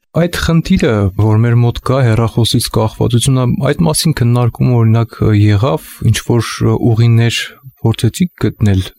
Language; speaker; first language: Armenian; native; Armenian